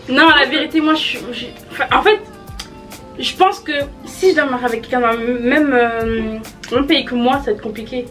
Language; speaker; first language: French; early bilingual, other home language; Fula